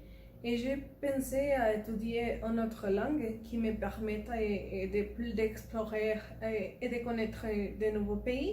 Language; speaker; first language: French; non-native, learner; Spanish